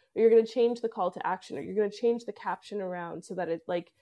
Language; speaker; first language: English; native; English